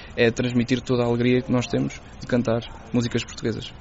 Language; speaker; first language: Portuguese; native; Portuguese